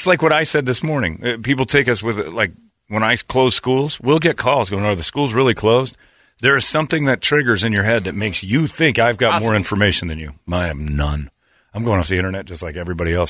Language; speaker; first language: English; native; English